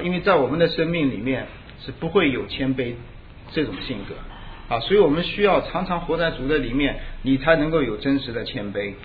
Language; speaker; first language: Chinese; native; Chinese